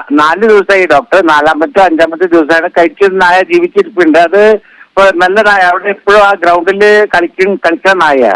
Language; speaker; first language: Malayalam; early bilingual, heritage; Malayalam